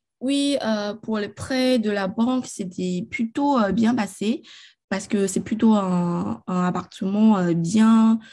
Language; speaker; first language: French; non-native, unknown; Chinese